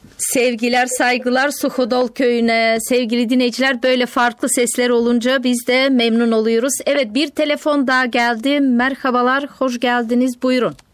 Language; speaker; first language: Turkish; native; Turkish